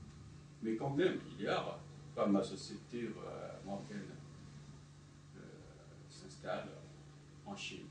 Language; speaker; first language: French; non-native, fluent; Chinese